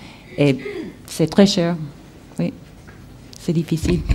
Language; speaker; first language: French; non-native, fluent; English